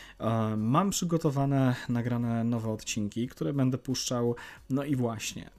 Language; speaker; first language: Polish; native; Polish